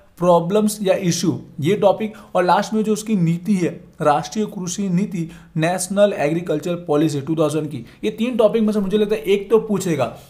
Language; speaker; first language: Hindi; non-native, local second language; Gujarati